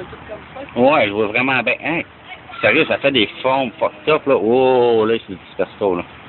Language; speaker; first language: French; native; French